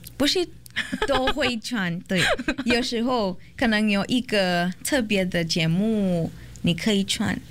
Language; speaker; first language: Chinese; non-native, learner; Portuguese